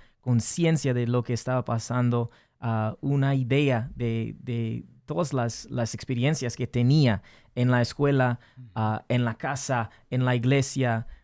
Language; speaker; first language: Spanish; early bilingual, heritage; English